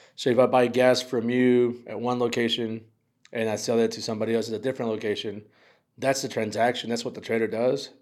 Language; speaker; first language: English; early bilingual, other home language; Spanish